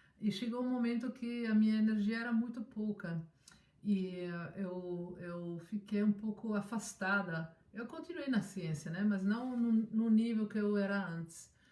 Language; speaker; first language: Portuguese; non-native, fluent; Italian